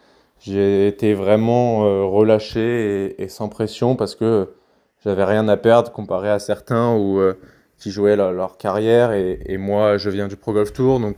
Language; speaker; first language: French; native; French